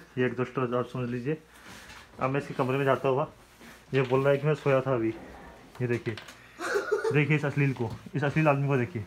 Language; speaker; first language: Hindi; native; Hindi